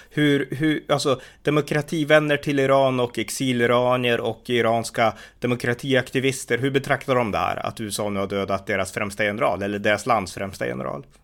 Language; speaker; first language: Swedish; native; Swedish